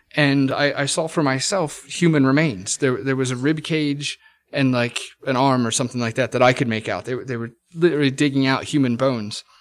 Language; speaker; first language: English; native; English